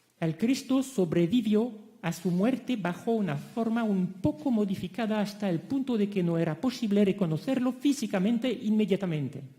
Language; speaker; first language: Spanish; non-native, fluent; French